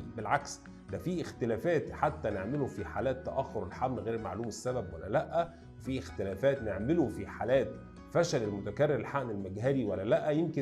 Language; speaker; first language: Arabic; native; Arabic